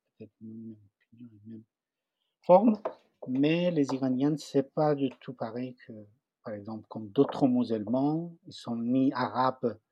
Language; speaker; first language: French; non-native, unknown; Persian